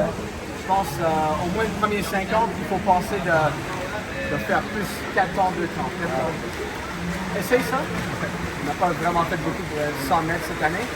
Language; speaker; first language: French; non-native, fluent; English